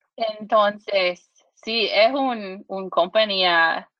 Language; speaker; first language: Spanish; non-native, learner; English